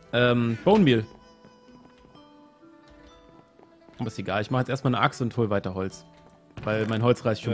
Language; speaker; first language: German; native; German